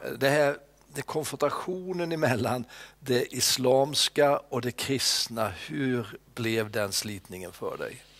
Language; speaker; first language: Swedish; native; Swedish